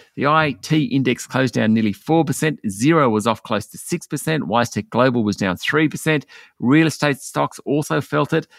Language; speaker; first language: English; native; English